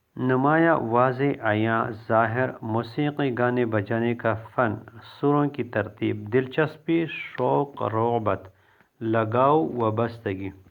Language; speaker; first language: Urdu; non-native, local second language; Pashto